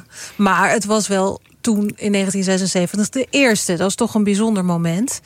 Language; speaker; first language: Dutch; native; Dutch